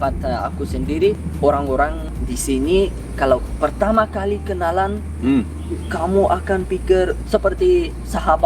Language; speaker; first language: Indonesian; non-native, learner; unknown